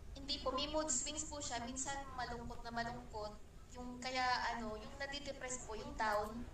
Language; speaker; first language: Filipino; non-native, local second language; Cebuano